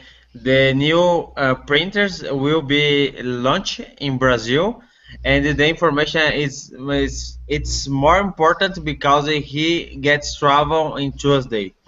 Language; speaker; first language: English; non-native, learner; Portuguese